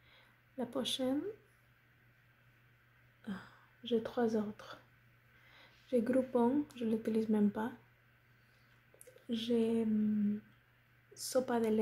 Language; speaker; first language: French; non-native, fluent; Spanish